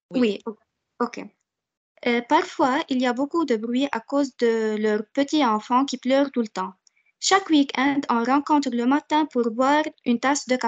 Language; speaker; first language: French; non-native, learner; Arabic